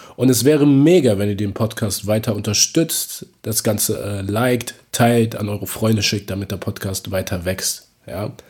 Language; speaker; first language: German; native; German